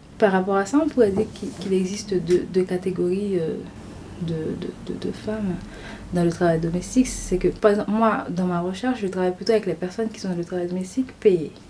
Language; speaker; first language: French; non-native, local second language; Haitian Creole